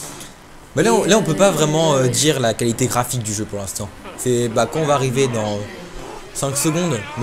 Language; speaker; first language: French; native; French